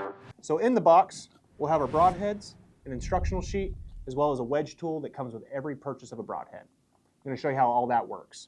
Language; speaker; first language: English; native; English